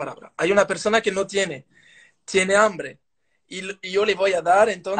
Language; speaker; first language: Spanish; non-native, learner; French